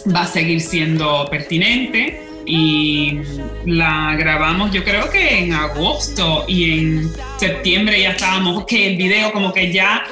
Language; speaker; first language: Spanish; early bilingual, heritage; Spanish